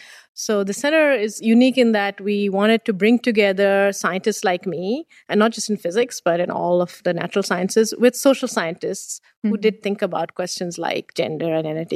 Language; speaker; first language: English; non-native, local second language; Bangla